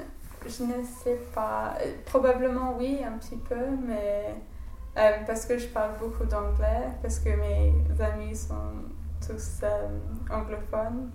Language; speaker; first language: French; non-native, fluent; English